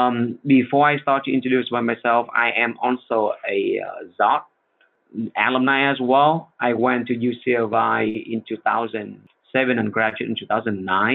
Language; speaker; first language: English; non-native, fluent; Vietnamese